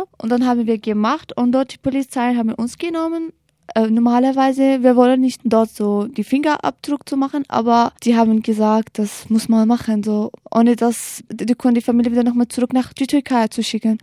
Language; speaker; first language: German; non-native, learner; Kurdish